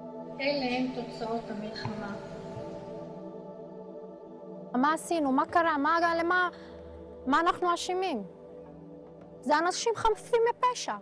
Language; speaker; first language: Hebrew; non-native, local second language; Arabic